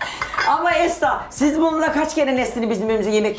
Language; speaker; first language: Turkish; native; Turkish